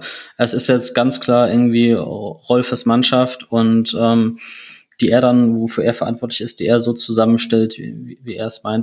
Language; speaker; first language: German; native; German